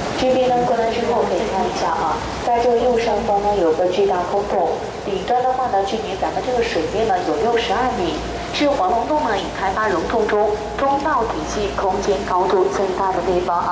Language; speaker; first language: Chinese; native; Chinese